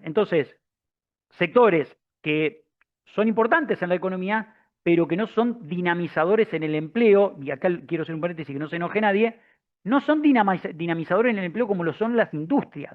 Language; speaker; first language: Spanish; native; Spanish